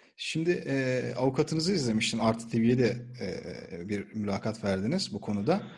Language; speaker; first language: Turkish; native; Turkish